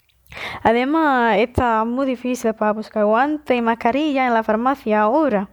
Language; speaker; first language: Spanish; non-native, fluent; Indonesian